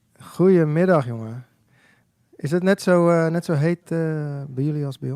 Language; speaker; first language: Dutch; native; Dutch